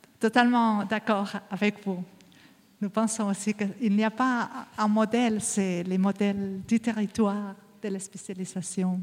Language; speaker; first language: French; non-native, learner; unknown